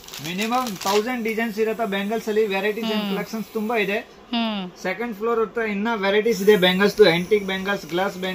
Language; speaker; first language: Kannada; non-native, local second language; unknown